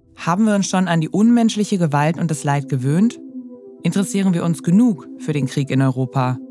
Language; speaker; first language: German; native; German